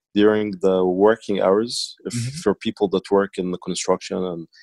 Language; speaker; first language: English; non-native, fluent; Arabic